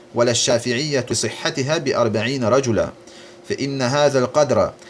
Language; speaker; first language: Arabic; non-native, fluent; Azerbaijani